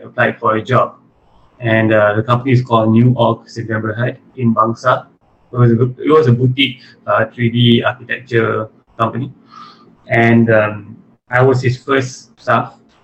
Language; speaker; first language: English; early bilingual, other home language; Malay